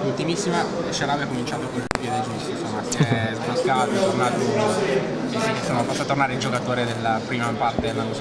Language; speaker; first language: Italian; native; Italian